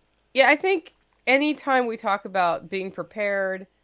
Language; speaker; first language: English; native; English